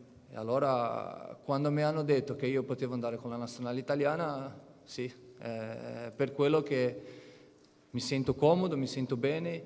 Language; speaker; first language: Italian; non-native, fluent; Portuguese